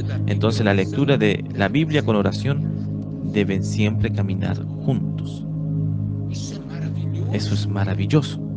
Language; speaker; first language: Spanish; non-native, fluent; Portuguese